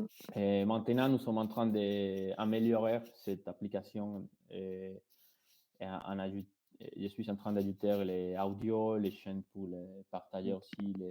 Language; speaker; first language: French; non-native, fluent; Spanish